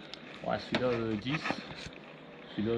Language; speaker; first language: French; native; French